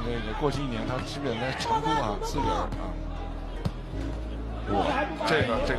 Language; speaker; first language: Chinese; native; Chinese